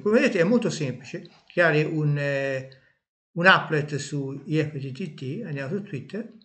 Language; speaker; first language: Italian; native; Italian